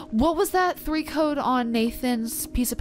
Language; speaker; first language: English; native; English